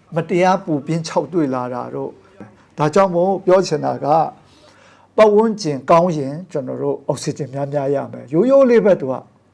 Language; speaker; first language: Burmese; non-native, local second language; Kachin